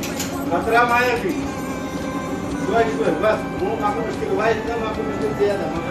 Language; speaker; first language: Hindi; non-native, learner; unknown